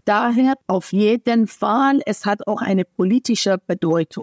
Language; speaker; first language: German; non-native, fluent; Persian